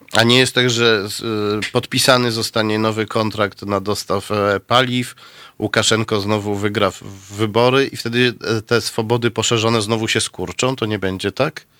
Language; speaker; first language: Polish; native; Polish